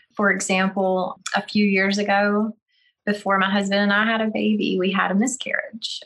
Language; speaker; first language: English; native; English